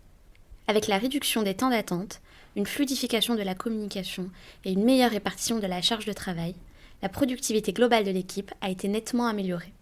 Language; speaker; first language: French; native; French